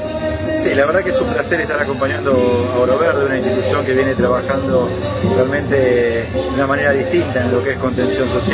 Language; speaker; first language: Spanish; native; Spanish